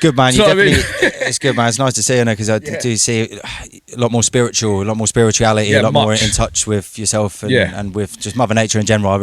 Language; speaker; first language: English; native; English